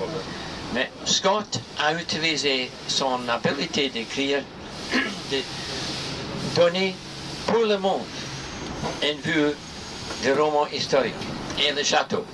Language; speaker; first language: French; non-native, learner; English